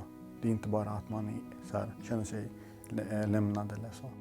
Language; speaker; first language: Swedish; non-native, local second language; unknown